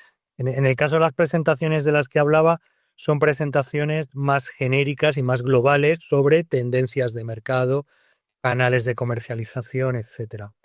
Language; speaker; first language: Spanish; native; Spanish